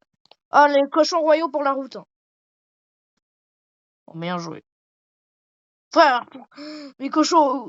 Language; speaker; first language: French; native; French